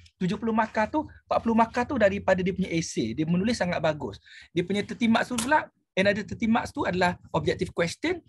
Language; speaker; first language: Malay; native; Malay